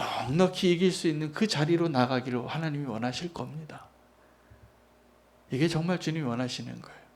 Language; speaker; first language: Korean; native; Korean